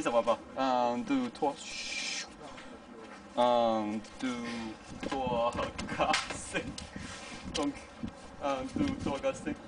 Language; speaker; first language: French; non-native, learner; Chinese